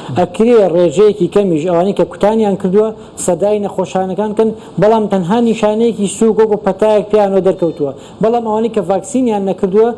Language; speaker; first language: Central Kurdish; native; Central Kurdish